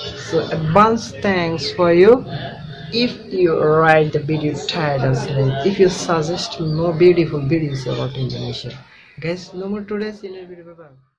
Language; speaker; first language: English; non-native, local second language; Bangla